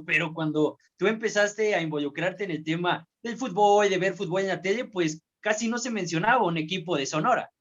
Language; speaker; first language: Spanish; native; Spanish